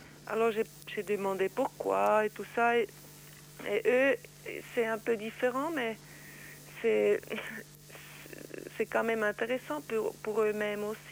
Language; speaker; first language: French; non-native, learner; Swiss German